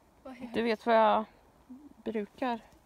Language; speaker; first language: Swedish; native; Swedish